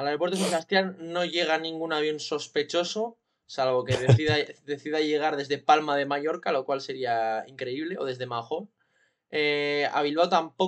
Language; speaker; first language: Spanish; native; Spanish